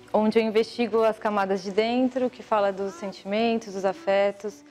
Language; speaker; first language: Portuguese; native; Portuguese